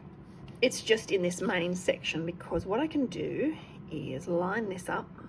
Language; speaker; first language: English; native; English